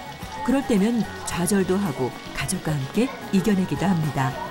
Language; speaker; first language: Korean; native; Korean